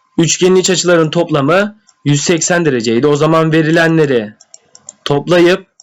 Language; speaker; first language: Turkish; native; Turkish